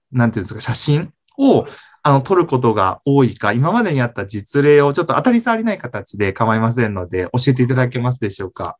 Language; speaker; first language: Japanese; native; Japanese